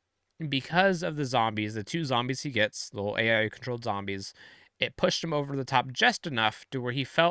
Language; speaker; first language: English; native; English